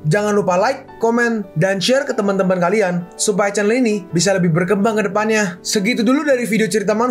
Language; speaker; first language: Indonesian; native; Indonesian